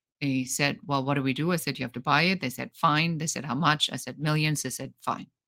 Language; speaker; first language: English; non-native, fluent; German